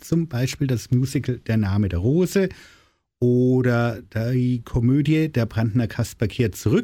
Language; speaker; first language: German; native; German